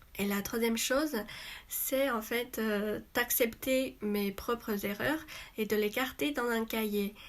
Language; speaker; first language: French; non-native, fluent; Chinese